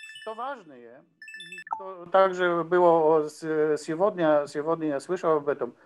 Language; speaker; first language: Russian; non-native, learner; Polish